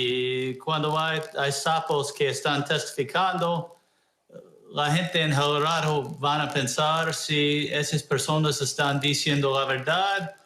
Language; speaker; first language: Spanish; non-native, fluent; English